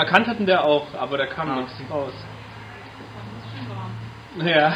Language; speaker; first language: German; native; German